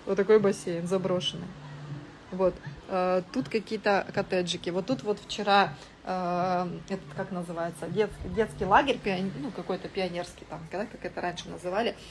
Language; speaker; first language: Russian; native; Russian